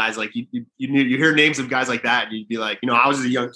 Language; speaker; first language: English; native; English